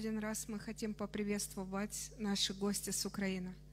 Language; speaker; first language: Russian; non-native, fluent; Romanian